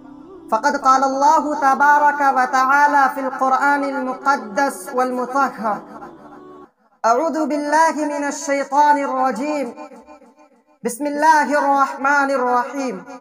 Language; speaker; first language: Arabic; non-native, fluent; Urdu